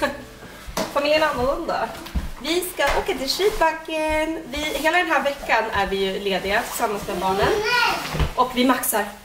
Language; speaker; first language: Swedish; native; Swedish